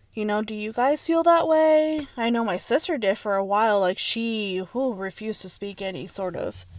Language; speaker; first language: English; early bilingual, other home language; Spanish